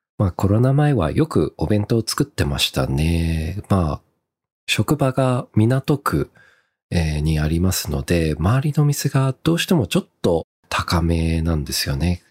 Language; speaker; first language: Japanese; early bilingual, heritage; Japanese